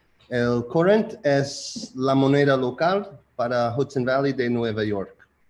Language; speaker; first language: Spanish; non-native, learner; English